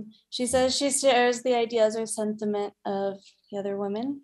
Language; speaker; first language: English; early bilingual, other home language; Spanish